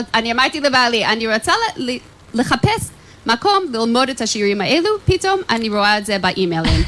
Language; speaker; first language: Hebrew; non-native, fluent; English